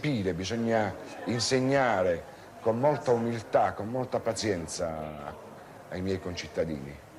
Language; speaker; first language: Italian; native; Italian